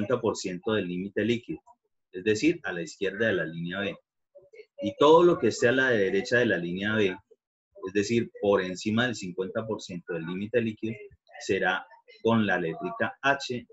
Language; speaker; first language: Spanish; native; Spanish